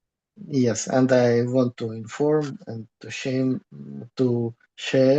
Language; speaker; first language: English; non-native, learner; Russian